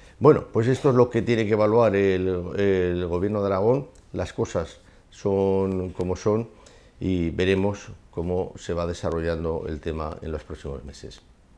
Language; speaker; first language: Spanish; native; Spanish